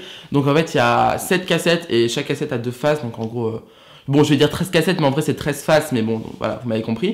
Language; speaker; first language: French; native; French